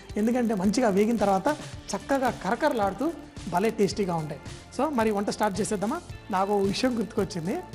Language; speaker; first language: Telugu; native; Telugu